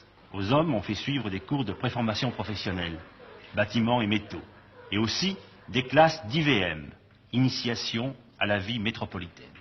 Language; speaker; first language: French; native; French